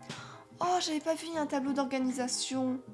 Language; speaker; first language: French; native; French